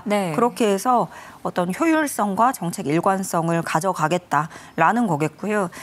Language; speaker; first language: Korean; native; Korean